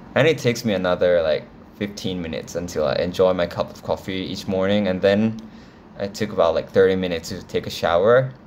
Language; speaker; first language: English; non-native, fluent; Thai